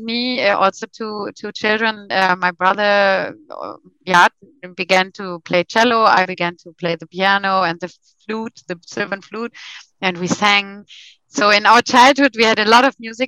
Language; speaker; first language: English; non-native, fluent; German